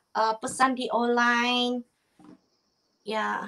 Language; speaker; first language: Indonesian; non-native, fluent; Korean